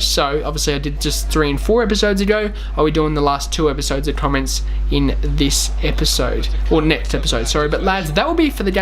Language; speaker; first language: English; native; English